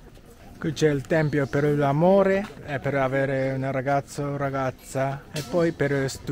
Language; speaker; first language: Italian; non-native, learner; Japanese